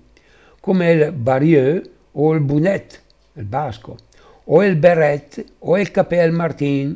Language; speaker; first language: Italian; native; Italian